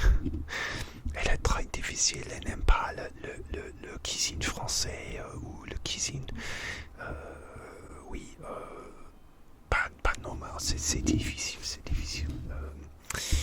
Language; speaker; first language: French; non-native, learner; English